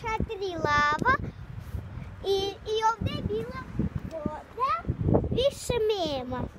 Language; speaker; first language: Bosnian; early bilingual, other home language; Russian